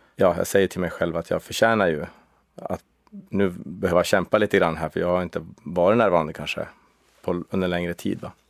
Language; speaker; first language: Swedish; native; Swedish